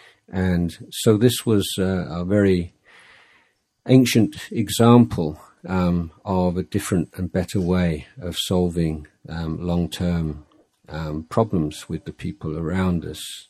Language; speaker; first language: English; native; English